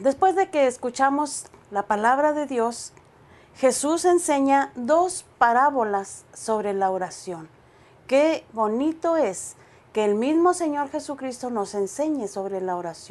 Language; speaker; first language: Spanish; native; Spanish